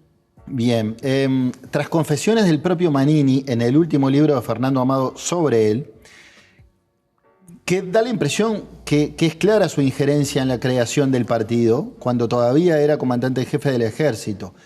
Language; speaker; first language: Spanish; native; Spanish